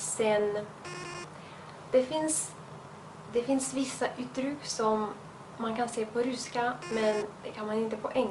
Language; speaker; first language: Swedish; non-native, fluent; Russian